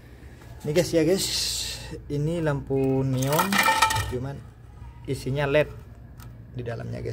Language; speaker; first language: Indonesian; native; Indonesian